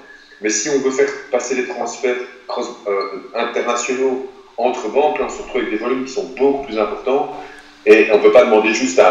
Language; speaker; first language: French; native; French